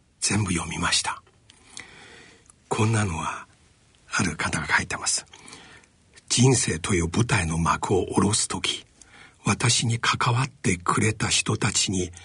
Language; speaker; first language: Japanese; non-native, fluent; Chinese